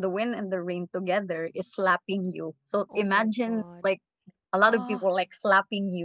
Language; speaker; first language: English; non-native, local second language; Cebuano